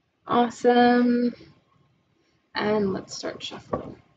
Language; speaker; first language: English; native; English